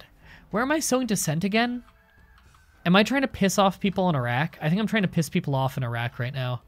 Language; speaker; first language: English; native; English